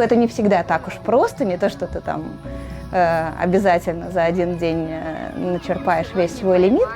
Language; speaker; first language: Russian; native; Russian